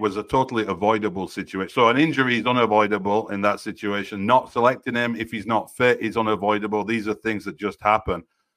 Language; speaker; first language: English; native; English